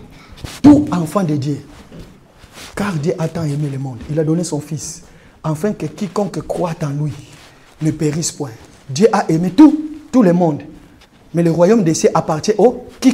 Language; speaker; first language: French; non-native, local second language; Lingala